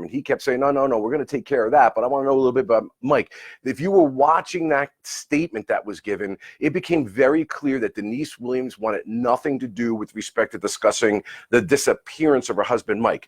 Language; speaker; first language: English; native; English